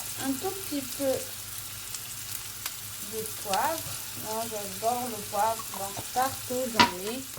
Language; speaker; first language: French; non-native, local second language; Malagasy